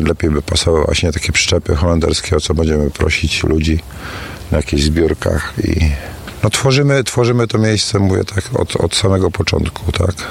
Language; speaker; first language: Polish; native; Polish